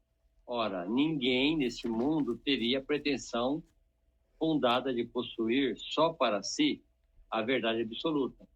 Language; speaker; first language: Portuguese; native; Portuguese